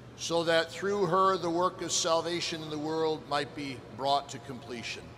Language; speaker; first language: English; native; English